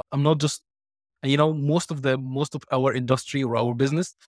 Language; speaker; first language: English; non-native, fluent; Arabic